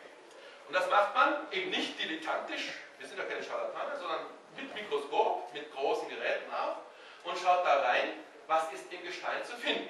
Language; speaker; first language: German; native; German